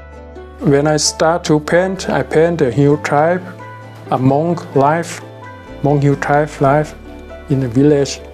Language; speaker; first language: English; non-native, learner; Thai